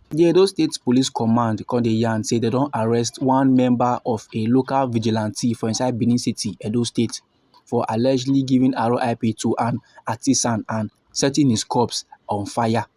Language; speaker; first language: Nigerian Pidgin; native; Nigerian Pidgin